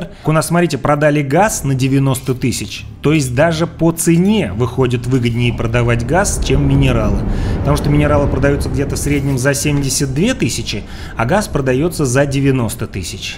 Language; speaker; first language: Russian; native; Russian